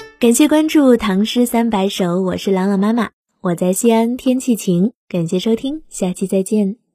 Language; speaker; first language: Chinese; native; Chinese